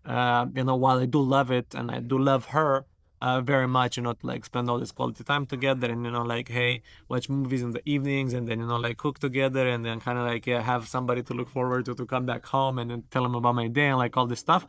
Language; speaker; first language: English; non-native, fluent; Romanian